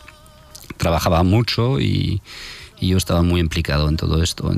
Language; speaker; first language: Spanish; non-native, fluent; French